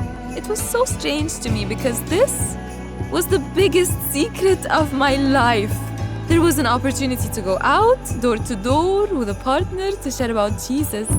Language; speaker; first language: English; non-native, fluent; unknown